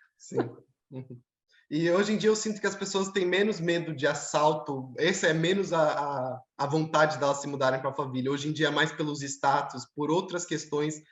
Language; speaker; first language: Portuguese; early bilingual, heritage; Portuguese